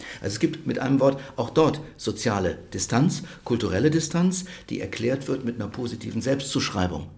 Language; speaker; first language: German; native; German